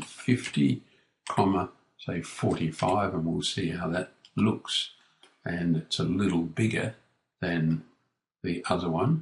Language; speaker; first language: English; native; English